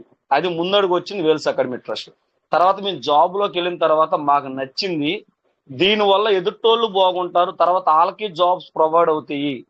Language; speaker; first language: Telugu; native; Telugu